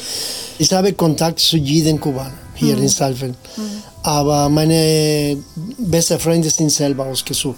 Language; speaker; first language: German; non-native, fluent; Spanish